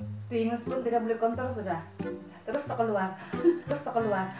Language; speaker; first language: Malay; non-native, local second language; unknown